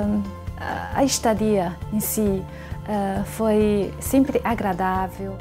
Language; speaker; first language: Portuguese; non-native, fluent; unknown